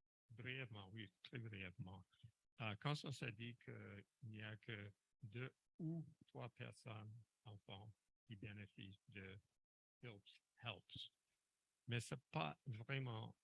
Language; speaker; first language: French; non-native, local second language; English